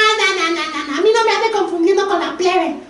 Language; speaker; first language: Spanish; native; Spanish